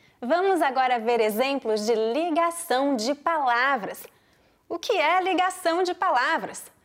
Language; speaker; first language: Portuguese; native; Portuguese